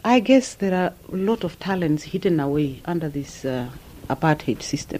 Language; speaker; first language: English; non-native, fluent; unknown